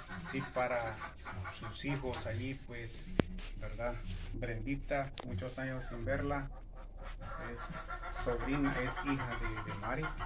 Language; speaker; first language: Spanish; native; Spanish